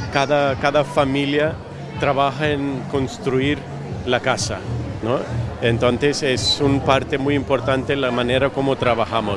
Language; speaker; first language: Spanish; early bilingual, heritage; Spanish